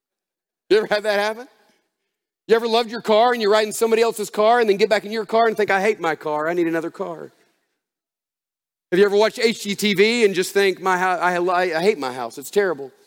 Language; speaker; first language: English; native; English